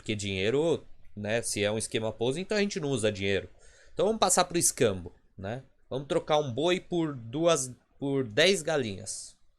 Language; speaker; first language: Portuguese; native; Portuguese